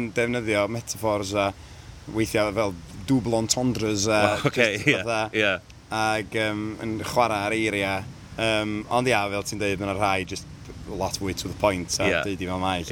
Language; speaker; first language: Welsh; native; Welsh